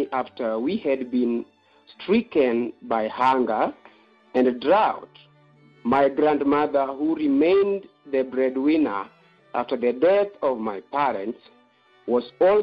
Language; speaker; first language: English; non-native, local second language; Luo (Kenya and Tanzania)